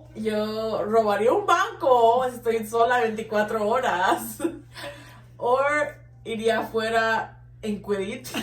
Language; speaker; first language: Spanish; early bilingual, heritage; Spanish